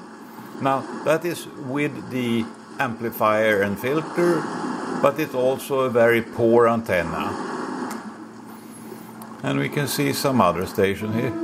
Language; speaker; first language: English; non-native, fluent; Swedish